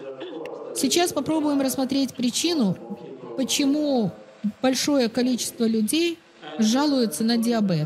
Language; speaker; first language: Russian; native; Russian